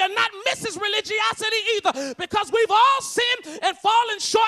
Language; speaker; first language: English; native; English